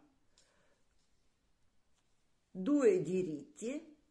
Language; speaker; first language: Italian; non-native, learner; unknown